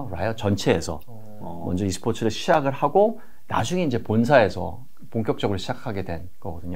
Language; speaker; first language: Korean; native; Korean